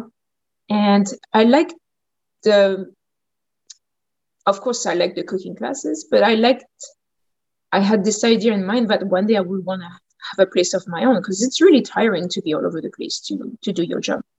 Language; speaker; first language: English; non-native, fluent; French